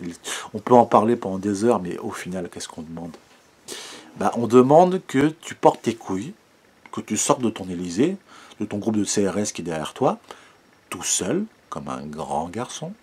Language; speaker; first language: French; native; French